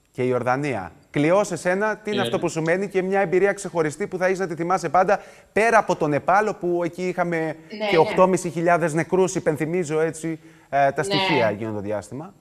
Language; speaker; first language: Greek; native; Greek